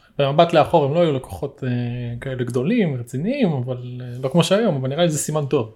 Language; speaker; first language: Hebrew; native; Hebrew